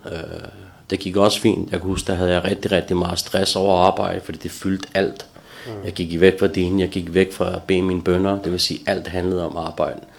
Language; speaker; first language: Danish; early bilingual, other home language; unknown